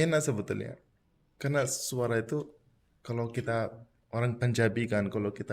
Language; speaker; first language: Indonesian; non-native, fluent; Punjabi